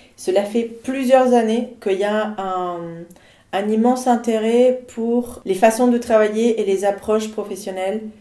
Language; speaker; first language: French; non-native, fluent; Spanish